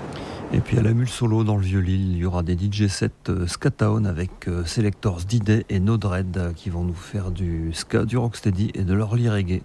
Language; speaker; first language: French; native; French